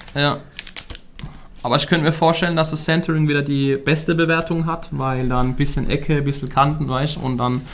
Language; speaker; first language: German; native; German